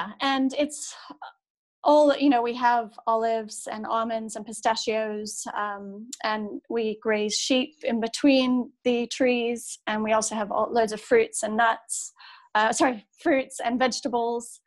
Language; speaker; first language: English; native; English